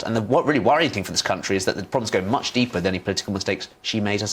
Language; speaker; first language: English; native; English